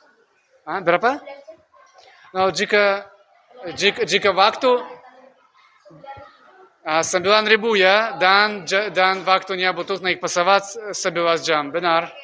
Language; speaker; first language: Indonesian; non-native, learner; Russian